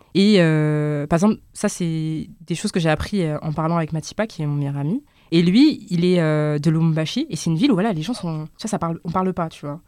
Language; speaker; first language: French; early bilingual, other home language; Lingala